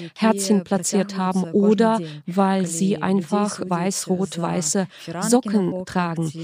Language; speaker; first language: German; non-native, fluent; Belarusian